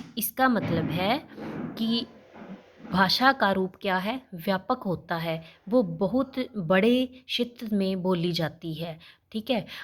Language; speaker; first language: Hindi; non-native, local second language; Punjabi